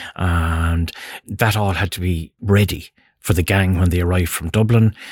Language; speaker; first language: English; native; English